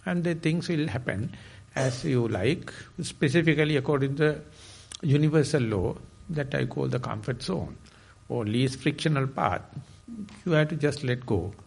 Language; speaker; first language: English; non-native, fluent; Sinhala